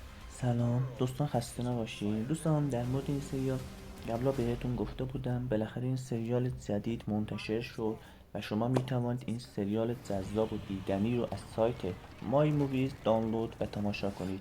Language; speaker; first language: Persian; native; Persian